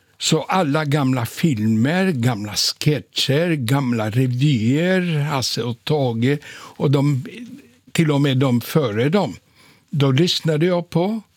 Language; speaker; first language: Swedish; non-native, fluent; Polish